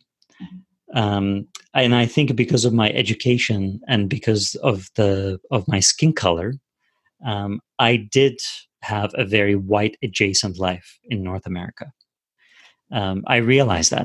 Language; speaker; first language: English; non-native, fluent; Turkish